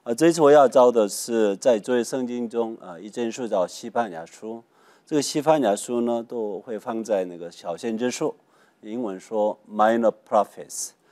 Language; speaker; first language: Chinese; non-native, fluent; Korean